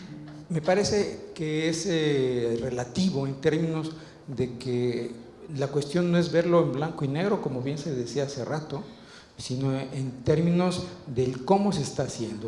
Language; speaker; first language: Spanish; native; Spanish